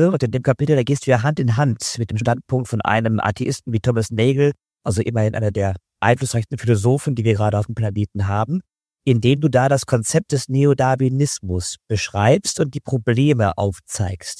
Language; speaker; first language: German; native; German